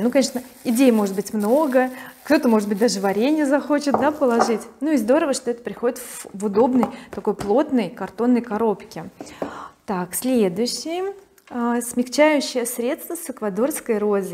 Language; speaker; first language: Russian; native; Russian